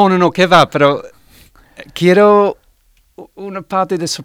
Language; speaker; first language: Spanish; non-native, learner; English